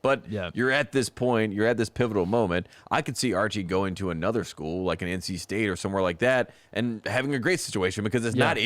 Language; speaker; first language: English; native; English